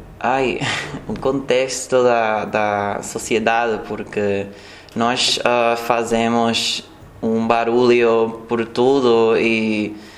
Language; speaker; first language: Portuguese; non-native, learner; Spanish